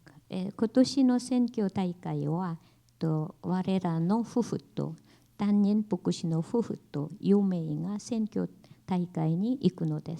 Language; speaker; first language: Japanese; non-native, learner; Korean